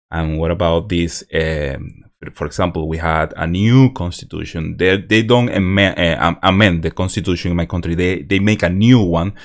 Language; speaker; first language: English; non-native, learner; Spanish